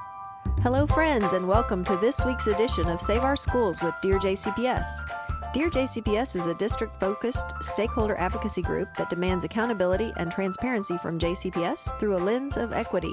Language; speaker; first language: English; native; English